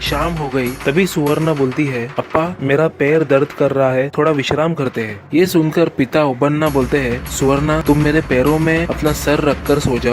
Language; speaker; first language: Hindi; non-native, local second language; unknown